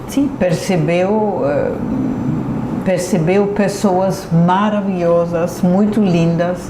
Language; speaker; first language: Portuguese; non-native, fluent; German